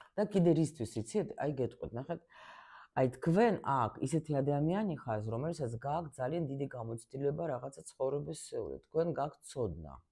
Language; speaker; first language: Georgian; early bilingual, heritage; Georgian